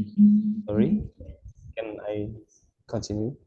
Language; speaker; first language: English; non-native, local second language; Indonesian